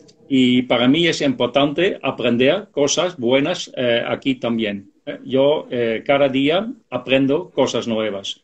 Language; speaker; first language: Spanish; non-native, fluent; Dutch